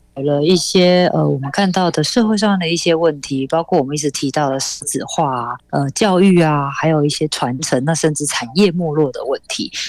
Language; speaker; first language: Chinese; native; Chinese